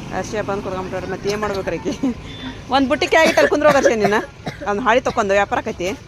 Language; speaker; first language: Kannada; non-native, local second language; Urdu